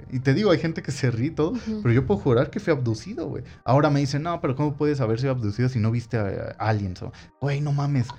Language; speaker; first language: Spanish; native; Spanish